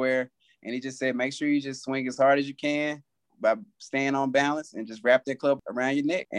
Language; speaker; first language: English; native; English